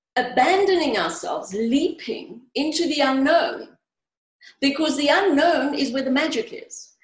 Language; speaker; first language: English; early bilingual, other home language; Greek